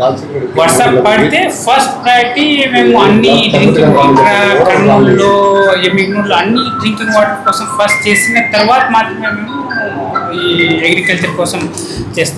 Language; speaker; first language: Telugu; non-native, fluent; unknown